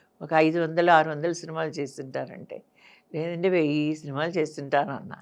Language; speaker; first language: Telugu; native; Telugu